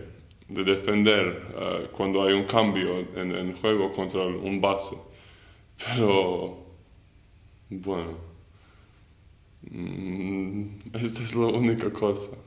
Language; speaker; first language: Spanish; non-native, learner; Latvian